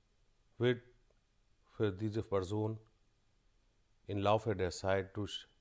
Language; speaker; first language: German; non-native, fluent; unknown